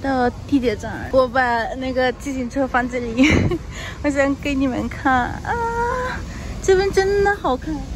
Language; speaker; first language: Chinese; non-native, fluent; Spanish